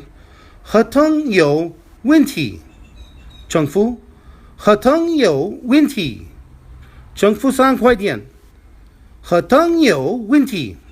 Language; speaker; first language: Chinese; non-native, fluent; English